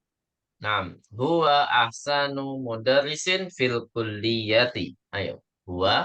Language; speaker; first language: Arabic; non-native, fluent; Indonesian